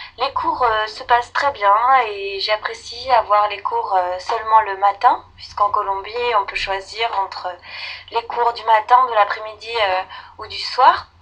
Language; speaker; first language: French; native; French